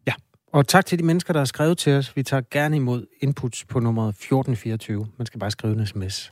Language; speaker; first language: Danish; native; Danish